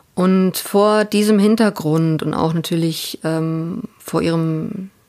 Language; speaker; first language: German; native; German